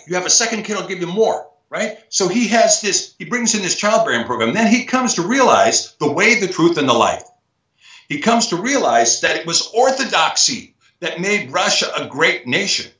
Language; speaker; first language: English; native; English